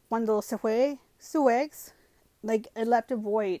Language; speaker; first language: Spanish; early bilingual, heritage; Spanish